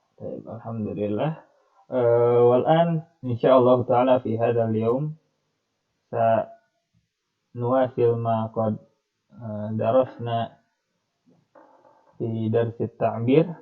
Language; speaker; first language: Arabic; non-native, fluent; Indonesian